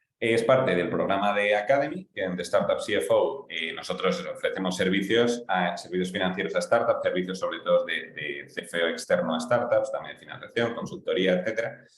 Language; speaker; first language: Spanish; native; Spanish